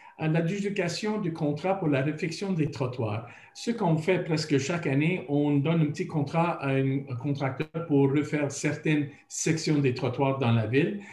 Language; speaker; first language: French; non-native, local second language; English